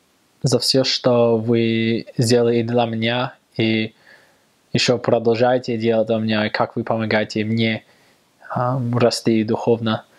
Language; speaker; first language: Russian; non-native, learner; English